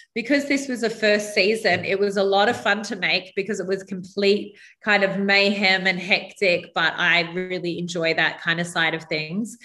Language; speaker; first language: English; native; English